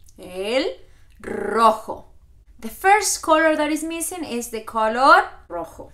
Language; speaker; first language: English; non-native, fluent; Spanish